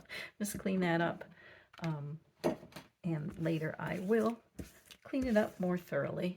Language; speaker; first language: English; native; English